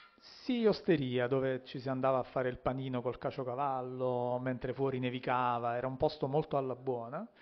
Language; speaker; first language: Italian; native; Italian